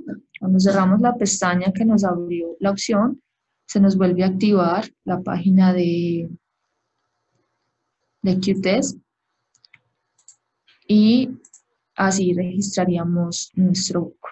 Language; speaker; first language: Spanish; native; Spanish